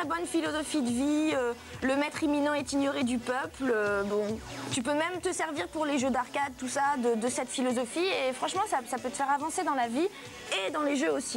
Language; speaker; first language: French; native; French